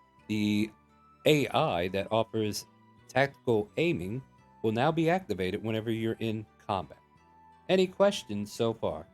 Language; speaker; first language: English; native; English